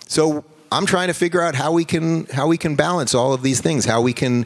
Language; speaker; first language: English; native; English